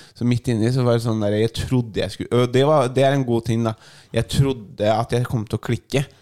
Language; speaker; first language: Norwegian; native; Norwegian